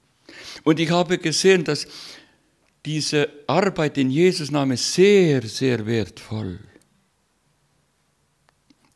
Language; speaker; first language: German; non-native, learner; Russian